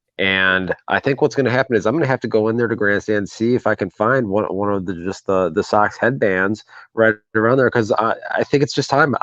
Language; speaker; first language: English; native; English